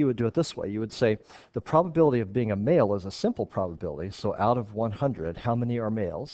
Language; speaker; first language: English; native; English